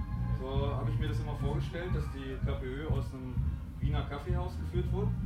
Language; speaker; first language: German; native; German